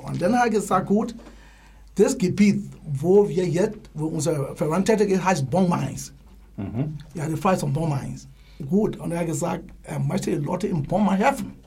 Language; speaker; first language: German; non-native, learner; English